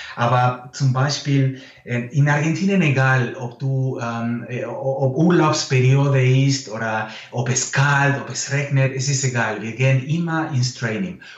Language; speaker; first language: German; non-native, fluent; Spanish